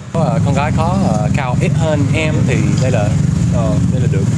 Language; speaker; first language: Vietnamese; non-native, learner; English